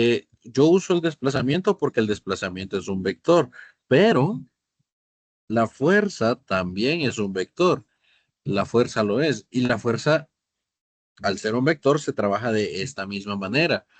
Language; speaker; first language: Spanish; native; Spanish